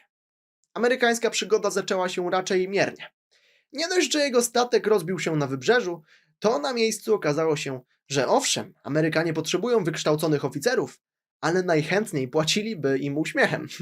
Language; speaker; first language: Polish; native; Polish